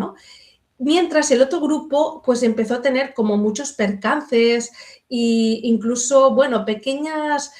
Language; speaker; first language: Spanish; native; Spanish